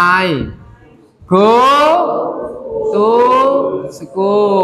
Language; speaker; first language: English; non-native, fluent; Indonesian